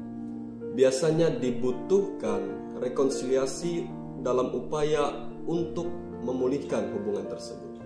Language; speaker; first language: Indonesian; native; Indonesian